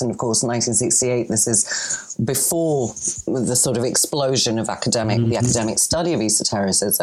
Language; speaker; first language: English; non-native, fluent; Greek